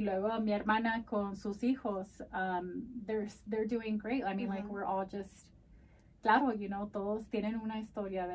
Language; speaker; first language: Spanish; early bilingual, heritage; Spanish